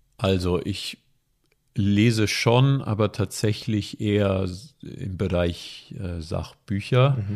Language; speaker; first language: German; non-native, fluent; Italian